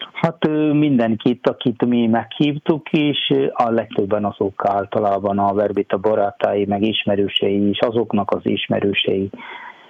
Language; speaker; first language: Hungarian; non-native, fluent; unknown